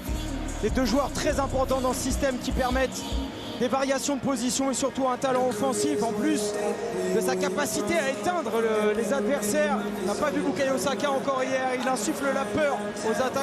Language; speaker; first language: French; native; French